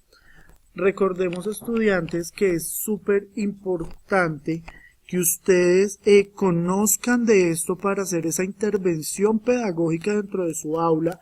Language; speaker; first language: Spanish; native; Spanish